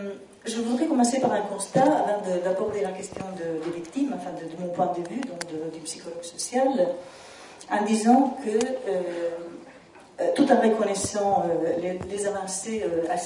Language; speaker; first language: French; non-native, fluent; Italian